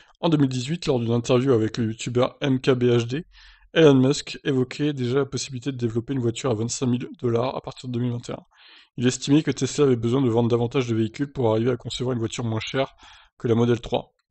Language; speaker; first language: French; native; French